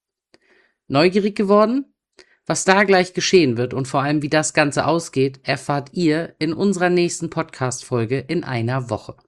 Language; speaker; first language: German; native; German